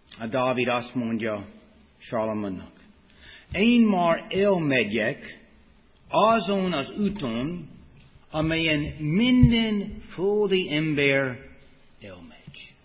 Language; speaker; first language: Hungarian; non-native, fluent; English